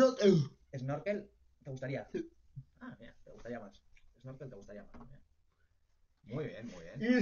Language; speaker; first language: Spanish; native; Spanish